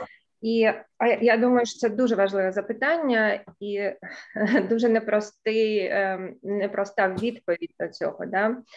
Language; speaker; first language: Ukrainian; non-native, local second language; Russian